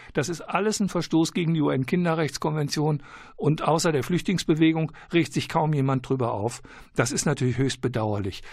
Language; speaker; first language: German; native; German